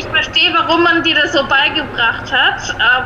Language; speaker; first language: German; native; German